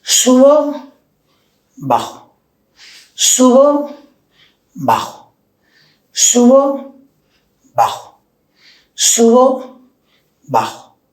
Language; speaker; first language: Spanish; native; Spanish